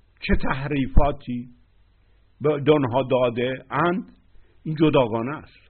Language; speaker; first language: Persian; native; Persian